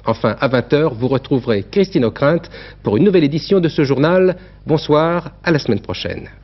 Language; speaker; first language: French; native; French